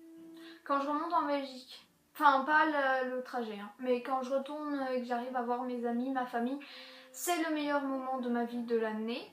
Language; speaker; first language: French; native; French